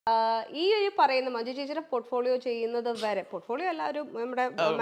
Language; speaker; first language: Malayalam; native; Malayalam